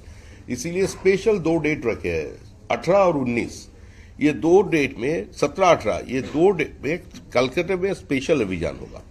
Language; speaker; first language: Hindi; non-native, local second language; Bangla